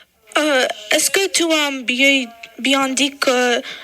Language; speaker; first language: French; non-native, learner; English